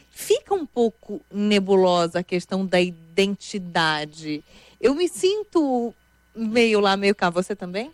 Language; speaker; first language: Portuguese; native; Portuguese